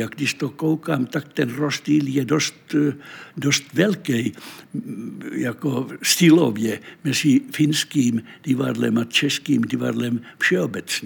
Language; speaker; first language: Czech; non-native, fluent; Finnish